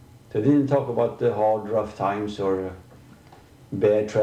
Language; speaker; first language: English; non-native, fluent; Swedish